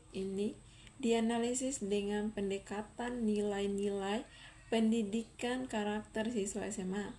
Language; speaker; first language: Indonesian; native; Indonesian